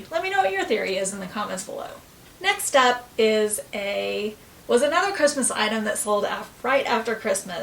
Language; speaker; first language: English; native; English